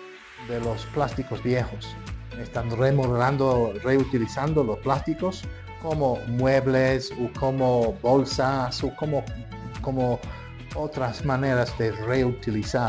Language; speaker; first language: Spanish; non-native, fluent; English